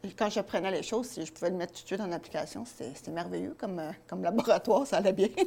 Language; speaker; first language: French; native; French